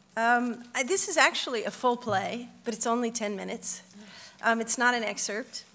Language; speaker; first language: English; native; English